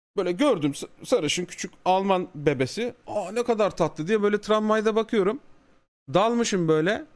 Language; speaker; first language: Turkish; native; Turkish